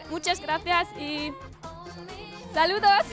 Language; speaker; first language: Spanish; non-native, learner; German